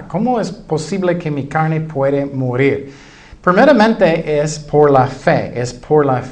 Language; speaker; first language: Spanish; non-native, fluent; English